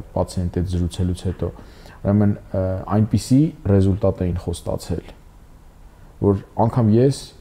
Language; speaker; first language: Armenian; native; Armenian